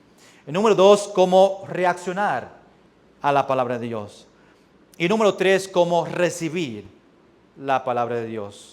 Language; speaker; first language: Spanish; early bilingual, heritage; English